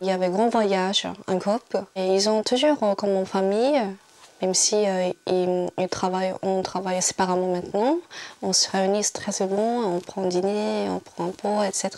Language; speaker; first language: French; non-native, fluent; Japanese